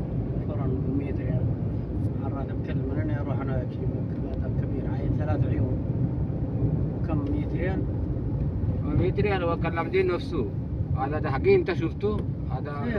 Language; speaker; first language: Arabic; non-native, learner; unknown